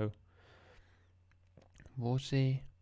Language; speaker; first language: Portuguese; non-native, learner; English